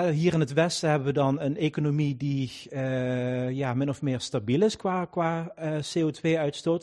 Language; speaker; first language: Dutch; native; Dutch